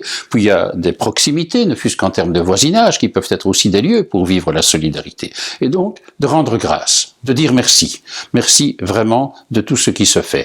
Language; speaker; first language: French; native; French